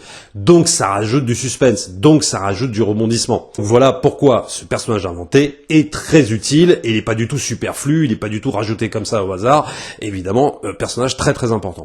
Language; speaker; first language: French; native; French